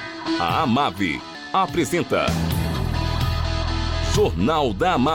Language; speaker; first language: Portuguese; native; Portuguese